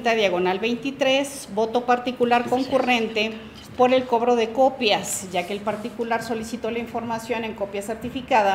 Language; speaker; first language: Spanish; native; Spanish